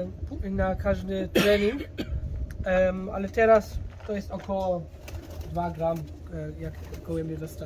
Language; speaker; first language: Polish; early bilingual, heritage; German